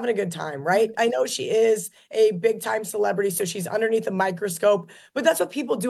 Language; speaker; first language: English; native; English